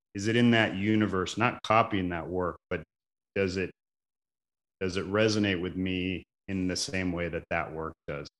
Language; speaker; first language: English; native; English